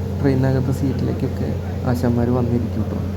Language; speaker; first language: Malayalam; native; Malayalam